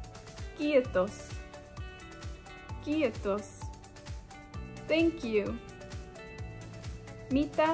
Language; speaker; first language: Finnish; non-native, learner; English